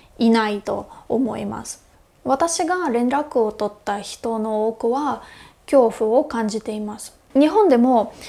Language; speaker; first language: Japanese; non-native, fluent; Russian